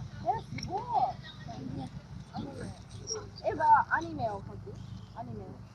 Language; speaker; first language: Japanese; non-native, learner; Indonesian